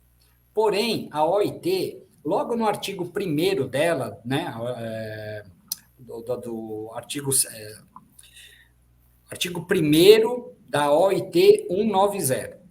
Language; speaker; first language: Portuguese; native; Portuguese